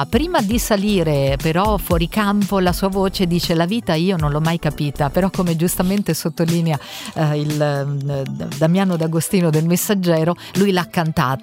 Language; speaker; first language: Italian; native; Italian